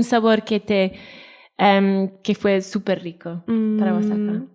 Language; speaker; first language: Spanish; non-native, fluent; Welsh